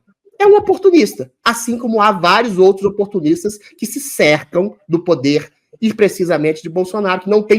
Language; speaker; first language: Portuguese; native; Portuguese